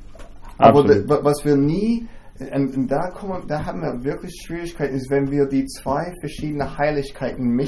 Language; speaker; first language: German; non-native, fluent; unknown